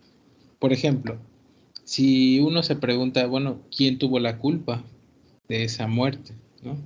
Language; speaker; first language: Spanish; native; Spanish